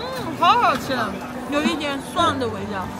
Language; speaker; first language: Chinese; non-native, learner; Armenian